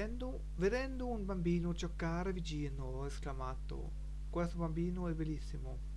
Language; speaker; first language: Italian; non-native, learner; German